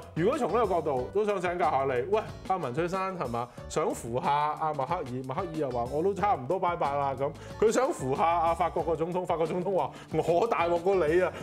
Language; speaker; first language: Cantonese; native; Cantonese